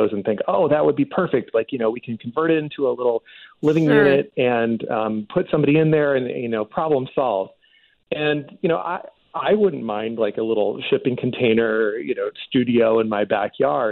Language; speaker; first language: English; native; English